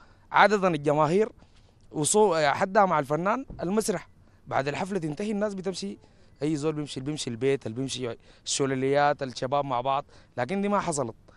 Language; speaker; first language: Arabic; native; Arabic